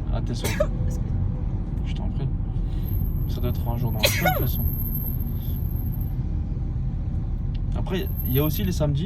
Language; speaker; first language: French; native; French